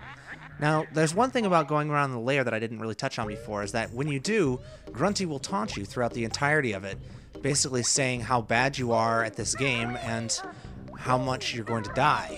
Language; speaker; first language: English; native; English